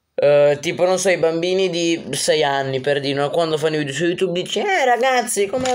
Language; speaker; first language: Italian; native; Italian